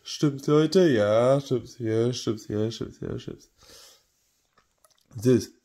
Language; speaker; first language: German; non-native, learner; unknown